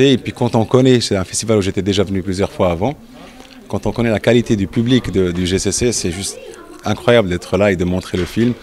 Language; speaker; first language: French; non-native, local second language; Arabic